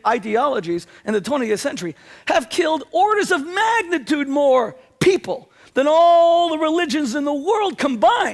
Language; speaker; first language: English; native; English